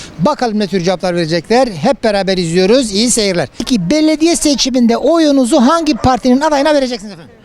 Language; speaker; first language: Turkish; native; Turkish